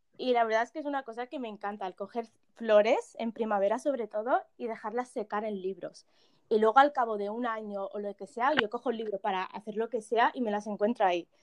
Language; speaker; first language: Spanish; early bilingual, other home language; Arabic